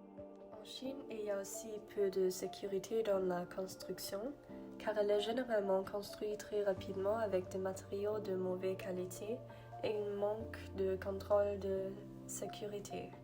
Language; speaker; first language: French; non-native, learner; German